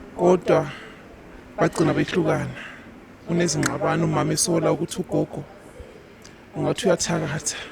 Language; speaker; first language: Zulu; non-native, local second language; Northern Sotho